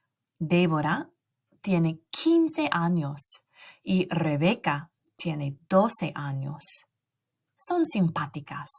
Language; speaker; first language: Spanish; non-native, learner; English